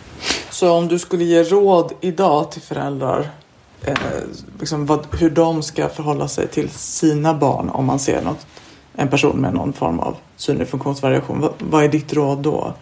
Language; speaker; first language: Swedish; native; Swedish